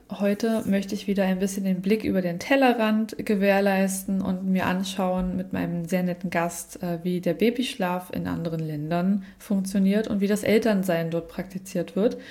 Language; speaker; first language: German; native; German